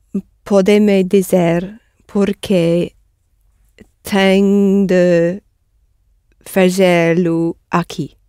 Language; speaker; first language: Portuguese; non-native, learner; English